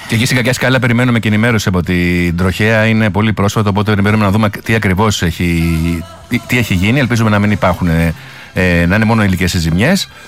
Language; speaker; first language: Greek; native; Greek